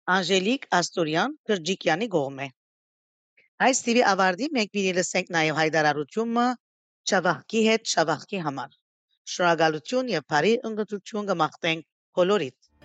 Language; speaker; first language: Armenian; early bilingual, heritage; Armenian